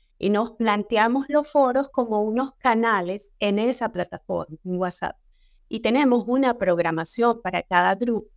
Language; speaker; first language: Spanish; native; Spanish